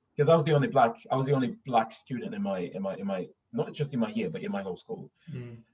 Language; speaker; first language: English; non-native, fluent; Swedish